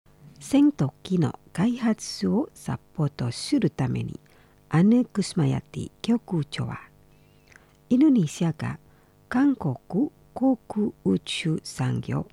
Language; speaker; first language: Japanese; non-native, fluent; Indonesian